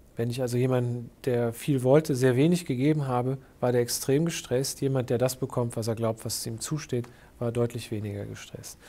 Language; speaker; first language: German; native; German